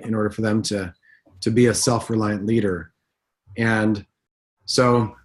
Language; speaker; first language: English; native; English